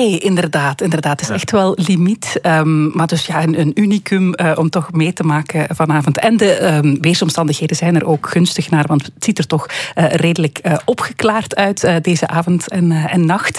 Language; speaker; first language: Dutch; native; Dutch